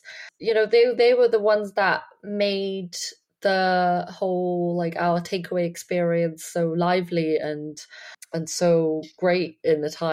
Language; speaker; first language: English; native; English